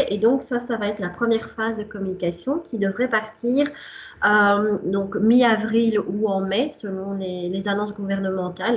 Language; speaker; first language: French; native; French